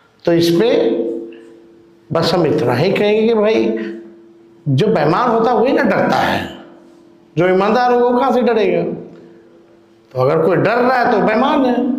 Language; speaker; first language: Hindi; native; Hindi